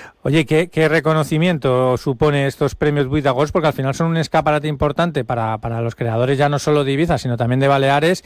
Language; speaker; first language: Spanish; native; Spanish